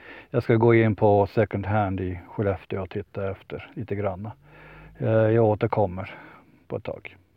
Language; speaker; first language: Swedish; native; Swedish